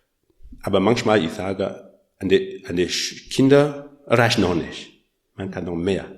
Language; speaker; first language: German; non-native, learner; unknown